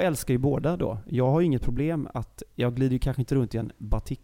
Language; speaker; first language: Swedish; native; Swedish